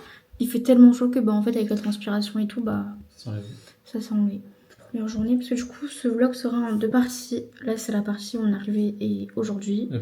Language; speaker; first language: French; native; French